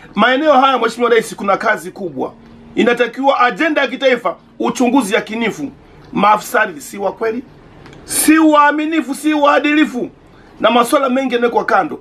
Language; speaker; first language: Swahili; native; Swahili